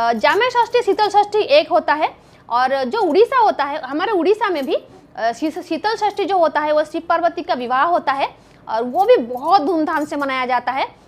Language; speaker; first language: Hindi; non-native, local second language; Bangla